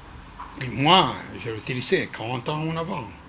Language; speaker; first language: French; non-native, learner; Hebrew